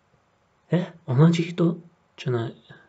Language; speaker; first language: Japanese; non-native, learner; English